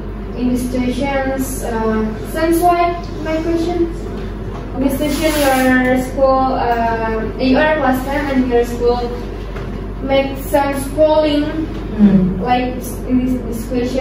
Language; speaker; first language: English; non-native, learner; Indonesian